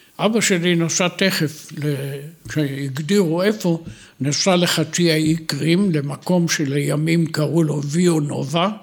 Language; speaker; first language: Hebrew; native; Hebrew